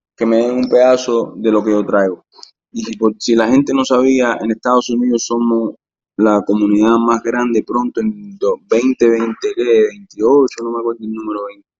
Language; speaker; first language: Spanish; early bilingual, heritage; Spanish